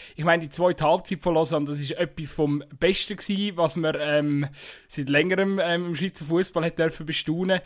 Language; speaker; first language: German; native; German